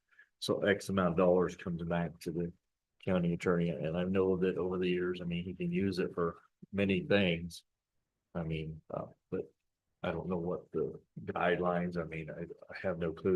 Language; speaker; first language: English; native; English